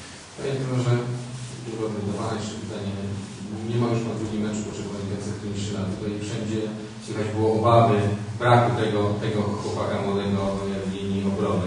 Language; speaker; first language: Polish; native; Polish